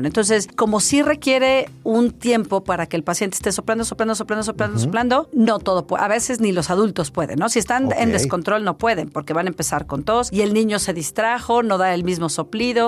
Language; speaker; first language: Spanish; native; Spanish